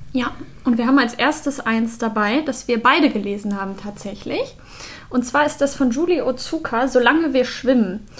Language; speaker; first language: German; native; German